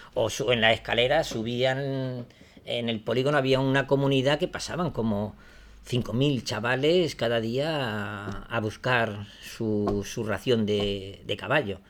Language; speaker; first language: Spanish; native; Spanish